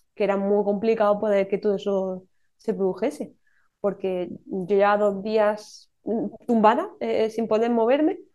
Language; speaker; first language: Spanish; native; Spanish